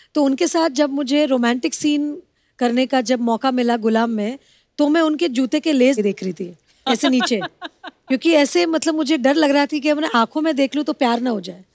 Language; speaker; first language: Hindi; non-native, local second language; Bangla